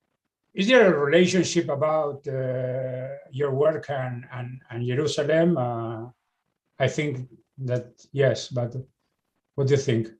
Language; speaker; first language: English; non-native, learner; Spanish